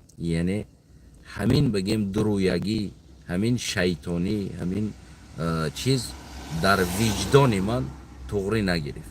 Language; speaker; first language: Tajik; non-native, local second language; Uzbek